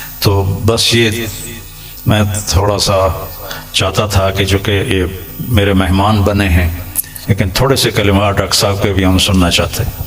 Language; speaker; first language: Urdu; non-native, local second language; Punjabi